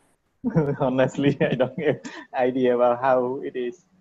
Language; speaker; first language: English; non-native, learner; Vietnamese